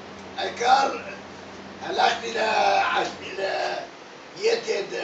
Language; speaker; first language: Hebrew; non-native, learner; Arabic